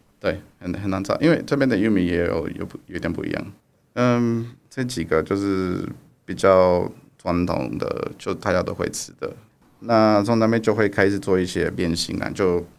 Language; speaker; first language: Chinese; non-native, fluent; Spanish